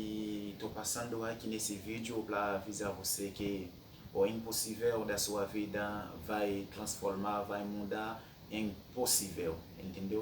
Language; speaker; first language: Portuguese; non-native, fluent; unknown